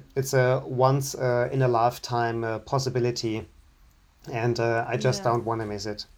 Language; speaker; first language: English; non-native, fluent; German